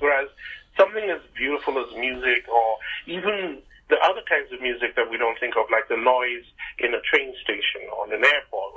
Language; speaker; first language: English; non-native, local second language; Igbo